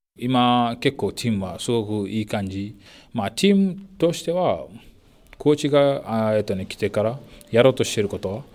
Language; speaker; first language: Japanese; non-native, fluent; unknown